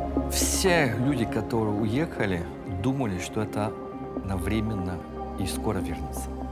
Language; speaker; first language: Russian; early bilingual, heritage; French